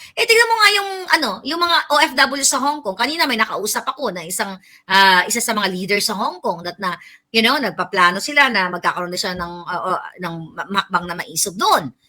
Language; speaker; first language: Filipino; non-native, local second language; Cebuano